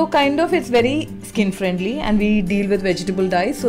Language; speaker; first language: English; non-native, local second language; Malayalam